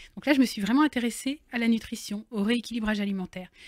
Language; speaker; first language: French; native; French